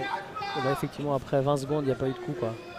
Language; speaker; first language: French; native; French